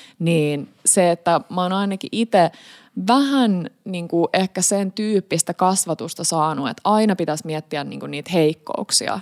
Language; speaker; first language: Finnish; native; Finnish